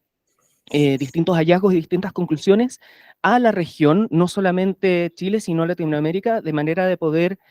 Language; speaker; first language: Spanish; native; Spanish